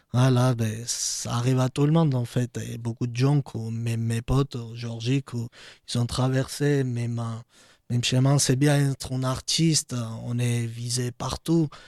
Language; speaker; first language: French; non-native, learner; Georgian